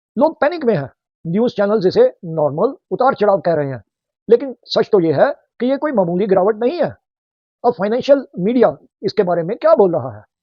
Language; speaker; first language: Hindi; native; Hindi